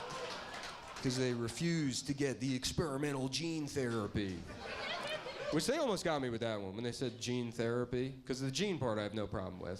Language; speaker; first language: English; native; English